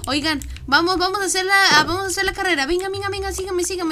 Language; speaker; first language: Spanish; native; Spanish